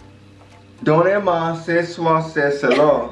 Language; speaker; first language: French; non-native, learner; English